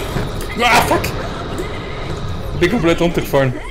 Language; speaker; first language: German; native; German